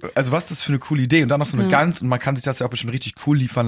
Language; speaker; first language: German; native; German